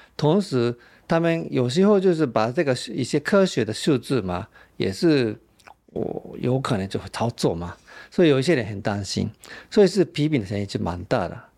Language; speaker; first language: Chinese; non-native, fluent; Japanese